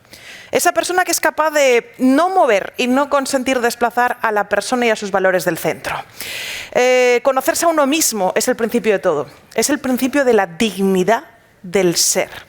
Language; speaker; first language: Spanish; native; Spanish